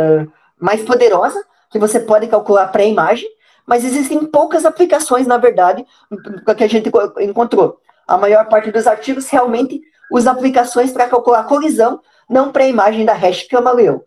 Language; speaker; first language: Portuguese; native; Portuguese